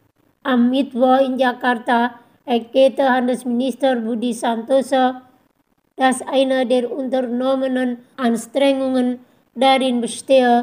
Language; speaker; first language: German; non-native, fluent; Indonesian